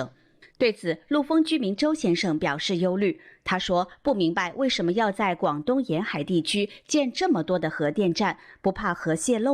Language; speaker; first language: Chinese; native; Chinese